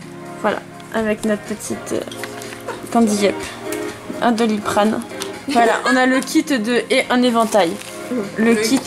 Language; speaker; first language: French; native; French